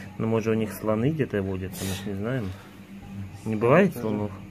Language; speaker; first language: Russian; native; Russian